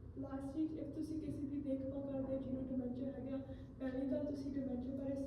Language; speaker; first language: Punjabi; early bilingual, heritage; Punjabi